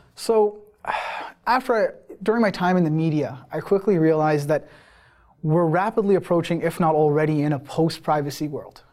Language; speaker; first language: English; early bilingual, other home language; Persian